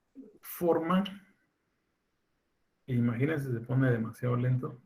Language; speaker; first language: Spanish; native; Spanish